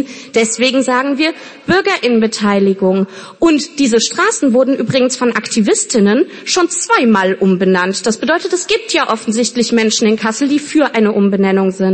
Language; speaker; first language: German; native; German